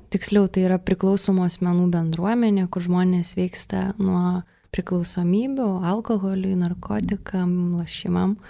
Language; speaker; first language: Lithuanian; early bilingual, heritage; Russian